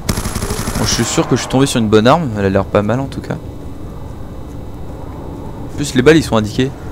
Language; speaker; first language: French; native; French